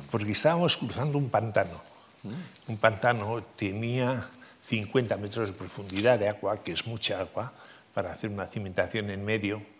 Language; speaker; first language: Spanish; native; Spanish